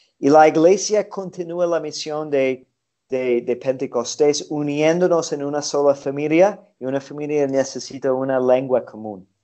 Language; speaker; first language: Spanish; non-native, fluent; English